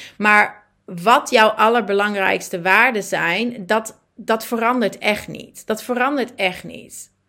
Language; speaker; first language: Dutch; native; Dutch